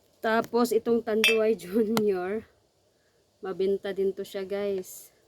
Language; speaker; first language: Filipino; non-native, local second language; Cebuano